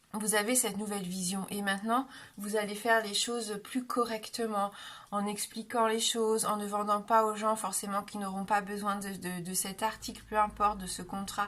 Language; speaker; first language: French; native; French